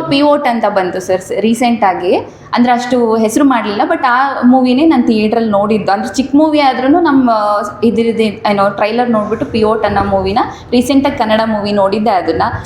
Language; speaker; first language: Kannada; native; Kannada